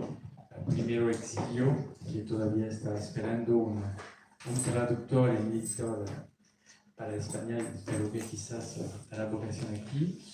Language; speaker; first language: Spanish; non-native, fluent; French